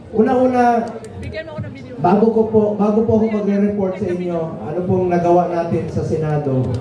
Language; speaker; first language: Filipino; non-native, local second language; Cebuano